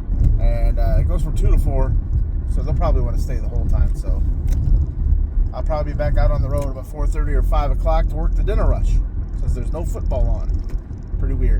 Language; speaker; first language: English; native; English